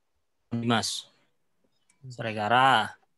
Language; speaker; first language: Japanese; non-native, learner; Indonesian